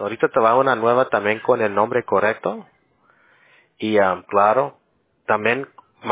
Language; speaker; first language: Spanish; early bilingual, heritage; Spanish